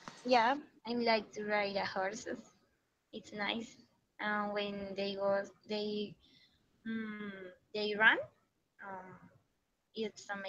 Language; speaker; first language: English; non-native, learner; Spanish